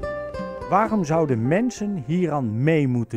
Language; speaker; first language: Dutch; native; Dutch